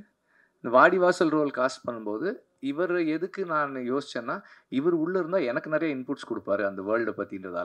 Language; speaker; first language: Tamil; native; Tamil